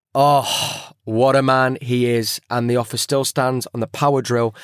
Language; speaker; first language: English; native; English